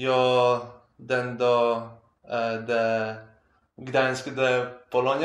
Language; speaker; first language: Spanish; non-native, learner; Polish